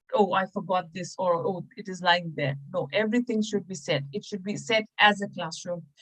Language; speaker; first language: English; non-native, local second language; Punjabi